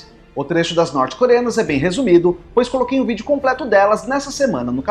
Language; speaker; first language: Portuguese; native; Portuguese